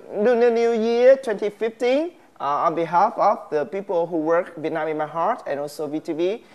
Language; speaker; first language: English; non-native, fluent; Vietnamese